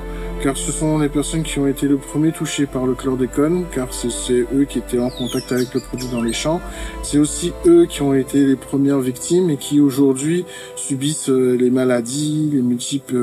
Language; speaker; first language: French; native; French